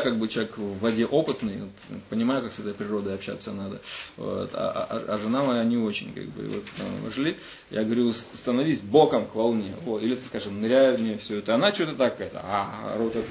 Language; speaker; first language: Russian; native; Russian